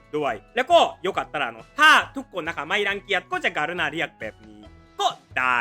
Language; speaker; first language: Thai; non-native, fluent; Japanese